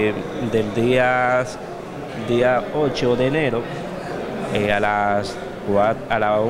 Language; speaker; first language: Spanish; native; Spanish